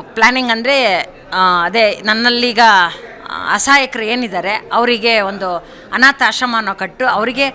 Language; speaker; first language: Kannada; non-native, local second language; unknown